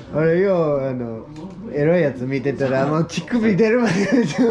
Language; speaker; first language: Japanese; non-native, fluent; English